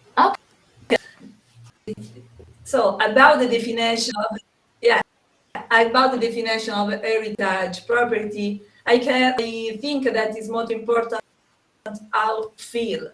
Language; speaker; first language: English; non-native, learner; Italian